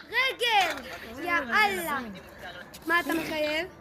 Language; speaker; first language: Hebrew; native; Hebrew